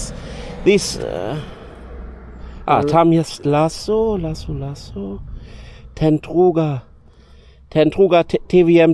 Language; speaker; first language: Polish; non-native, learner; German